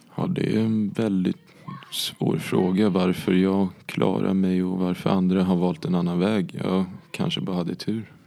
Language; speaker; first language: Swedish; early bilingual, other home language; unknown